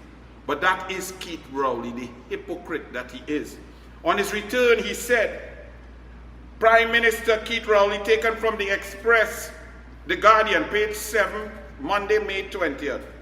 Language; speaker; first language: English; native; English